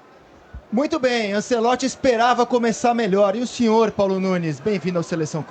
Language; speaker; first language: Portuguese; native; Portuguese